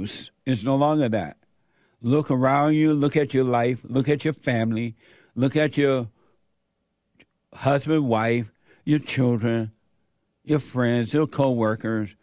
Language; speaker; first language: English; native; English